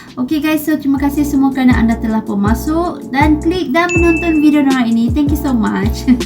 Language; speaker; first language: Malay; native; Malay